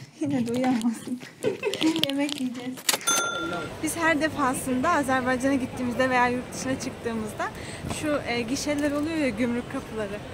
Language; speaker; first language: Turkish; native; Turkish